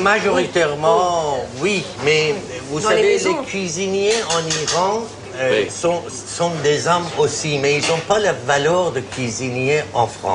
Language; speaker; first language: French; non-native, fluent; Persian